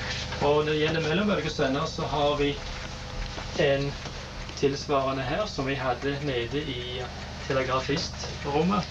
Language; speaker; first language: Norwegian; native; Norwegian